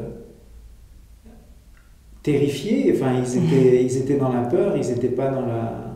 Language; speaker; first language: French; native; French